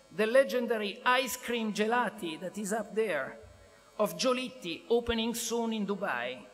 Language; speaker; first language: English; non-native, fluent; Italian